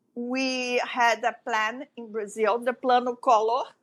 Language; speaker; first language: English; non-native, fluent; French